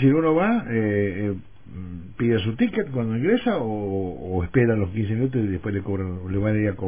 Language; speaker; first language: Spanish; native; Spanish